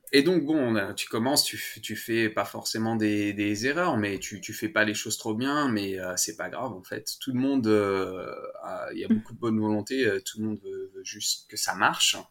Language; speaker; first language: French; native; French